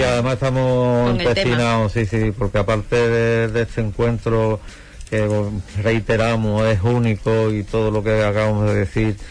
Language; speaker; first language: Spanish; native; Spanish